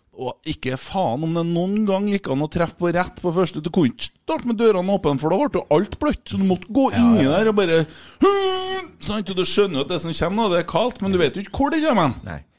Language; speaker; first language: Norwegian; native; Norwegian